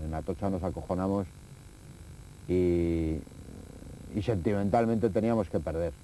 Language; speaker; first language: Spanish; native; Spanish